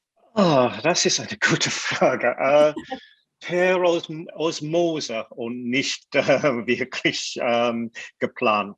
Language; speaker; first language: German; non-native, fluent; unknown